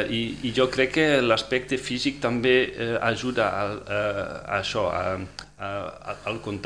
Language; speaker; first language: Catalan; non-native, fluent; Dutch